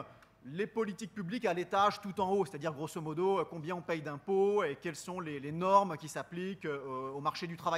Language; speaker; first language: French; native; French